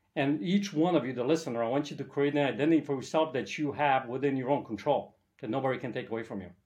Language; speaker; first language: English; early bilingual, other home language; Polish